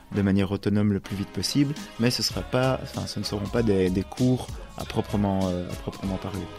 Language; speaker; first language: French; native; French